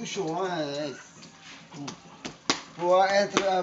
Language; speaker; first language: French; non-native, local second language; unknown